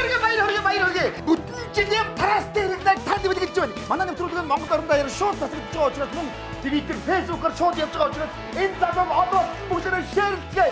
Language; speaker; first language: Mongolian; native; Mongolian